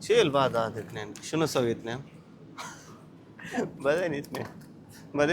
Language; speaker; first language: Arabic; non-native, learner; Telugu